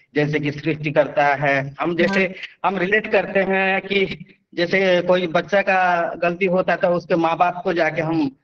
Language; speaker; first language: Hindi; non-native, local second language; Odia